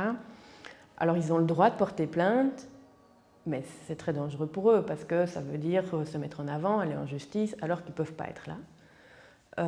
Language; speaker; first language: French; native; French